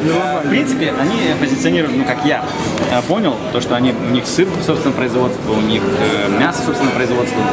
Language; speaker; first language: Russian; native; Russian